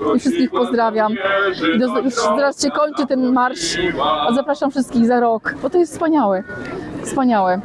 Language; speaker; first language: Polish; native; Polish